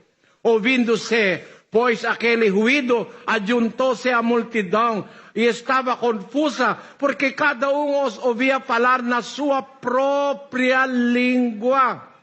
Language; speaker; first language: Portuguese; non-native, learner; Filipino